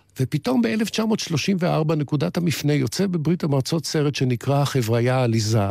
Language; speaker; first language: Hebrew; native; Hebrew